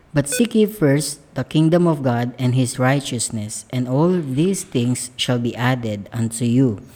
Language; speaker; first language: English; non-native, local second language; Filipino